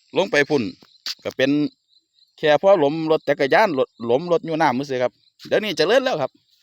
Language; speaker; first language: Thai; native; Thai